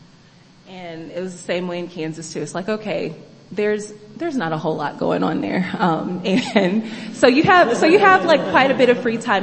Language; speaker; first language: English; native; English